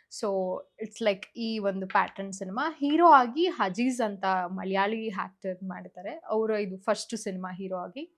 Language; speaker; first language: Kannada; native; Kannada